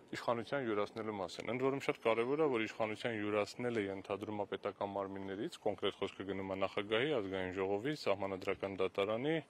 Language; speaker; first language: Armenian; native; Armenian